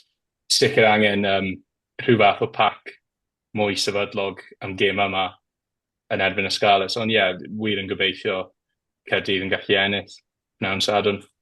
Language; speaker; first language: Welsh; native; Welsh